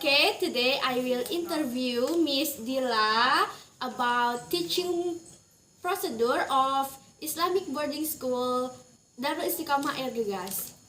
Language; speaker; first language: English; non-native, learner; Indonesian